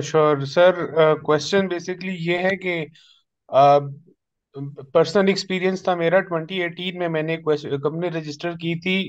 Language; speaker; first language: Urdu; native; Urdu